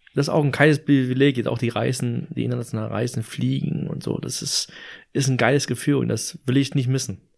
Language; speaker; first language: German; native; German